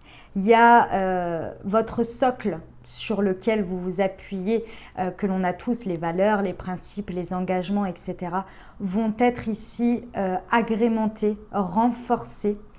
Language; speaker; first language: French; native; French